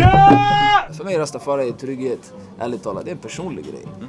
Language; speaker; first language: Swedish; native; Swedish